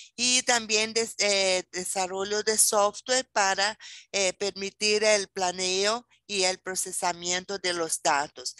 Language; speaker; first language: Spanish; non-native, fluent; Portuguese